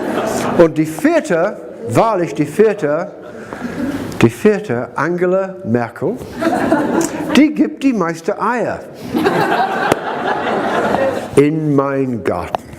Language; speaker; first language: German; non-native, learner; English